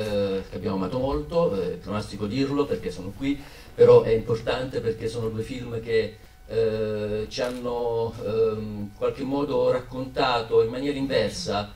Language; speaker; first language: Italian; native; Italian